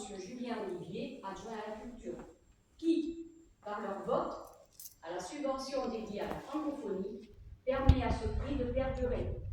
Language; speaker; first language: French; native; French